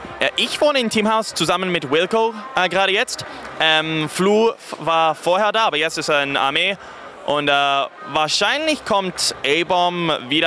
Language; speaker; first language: German; non-native, fluent; English